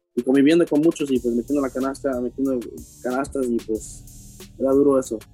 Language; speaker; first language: Spanish; early bilingual, heritage; Spanish